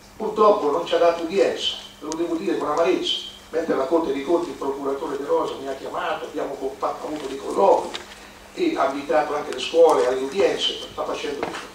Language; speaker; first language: Italian; native; Italian